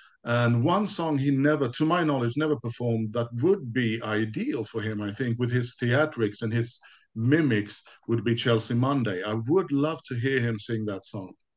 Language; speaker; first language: English; non-native, fluent; Swedish